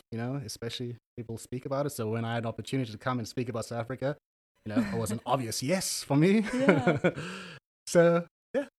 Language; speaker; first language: English; native; English